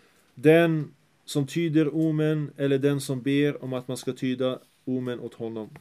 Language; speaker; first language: Swedish; early bilingual, other home language; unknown